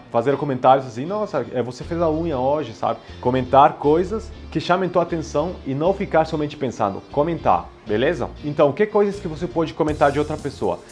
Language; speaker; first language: Portuguese; non-native, fluent; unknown